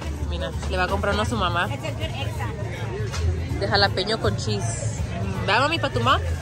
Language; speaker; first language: Spanish; early bilingual, heritage; Spanish